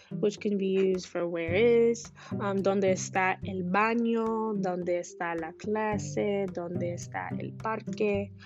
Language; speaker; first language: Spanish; non-native, fluent; English